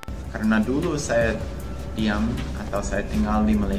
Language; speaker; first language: Indonesian; non-native, fluent; English